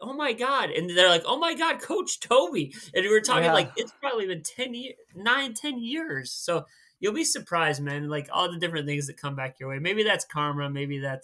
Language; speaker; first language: English; native; English